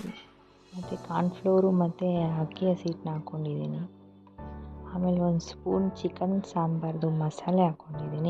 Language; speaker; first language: Kannada; native; Kannada